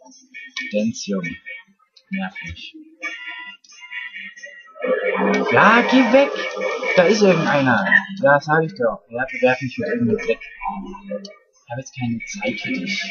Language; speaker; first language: German; native; German